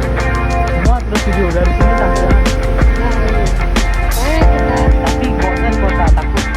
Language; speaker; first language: Indonesian; non-native, local second language; Achinese